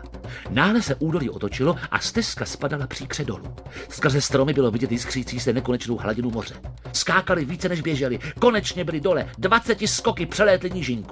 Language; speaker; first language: Czech; native; Czech